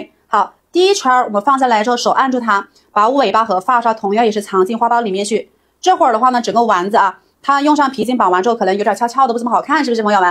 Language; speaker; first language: Chinese; native; Chinese